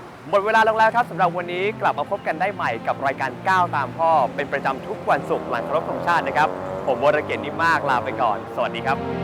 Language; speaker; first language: Thai; native; Thai